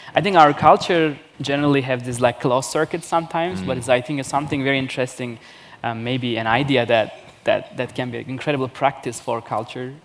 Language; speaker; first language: English; non-native, fluent; Turkish